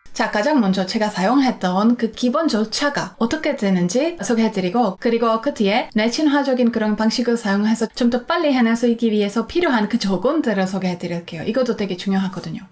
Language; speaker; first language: Korean; non-native, fluent; Czech